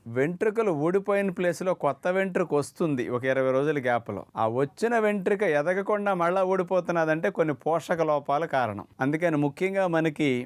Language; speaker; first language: Telugu; native; Telugu